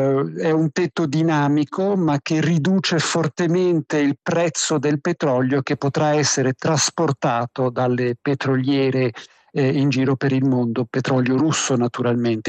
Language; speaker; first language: Italian; native; Italian